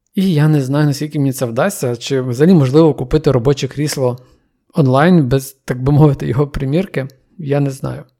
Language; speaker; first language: Ukrainian; native; Ukrainian